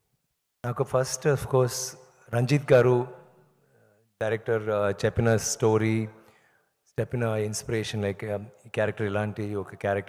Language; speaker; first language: Telugu; non-native, learner; Tamil